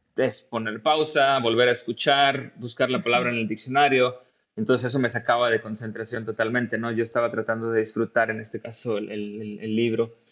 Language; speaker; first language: Spanish; native; Spanish